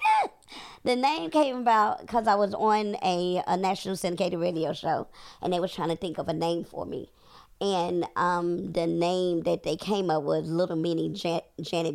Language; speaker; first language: English; native; English